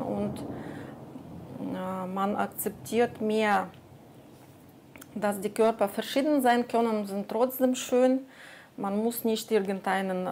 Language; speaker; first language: German; non-native, fluent; Russian